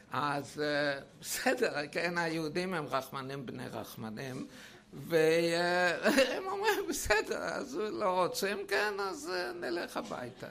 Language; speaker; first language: Hebrew; non-native, fluent; German